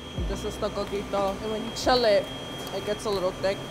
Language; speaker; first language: English; native; English